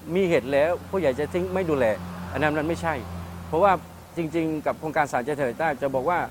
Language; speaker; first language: Thai; native; Thai